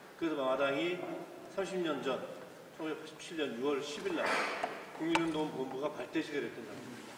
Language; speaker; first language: Korean; native; Korean